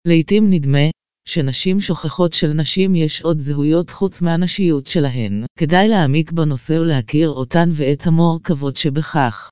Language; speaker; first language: Hebrew; native; Hebrew